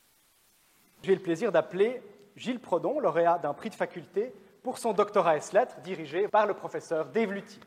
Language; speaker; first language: French; native; French